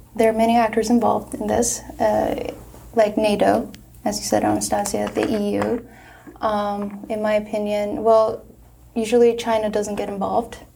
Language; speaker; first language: English; non-native, fluent; Turkish